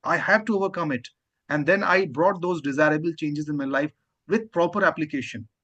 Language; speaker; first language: English; non-native, local second language; Hindi